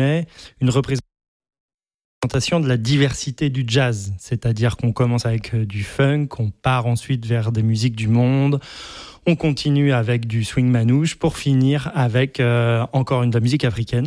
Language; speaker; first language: French; native; French